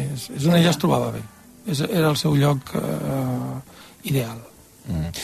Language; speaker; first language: Catalan; native; Catalan